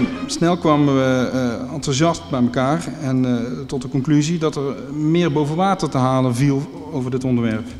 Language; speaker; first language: Dutch; native; Dutch